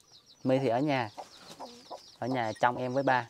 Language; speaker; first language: Vietnamese; native; Vietnamese